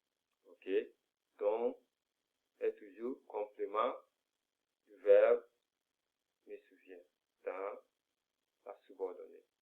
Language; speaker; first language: French; non-native, fluent; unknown